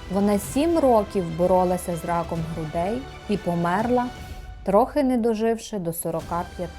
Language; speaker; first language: Ukrainian; native; Ukrainian